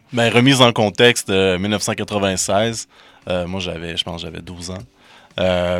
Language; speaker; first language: French; native; French